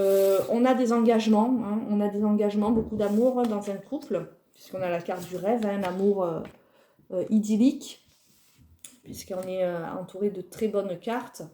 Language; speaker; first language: French; native; French